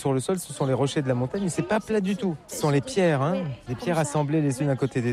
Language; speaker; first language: French; native; French